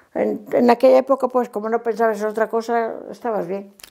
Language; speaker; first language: Spanish; native; Spanish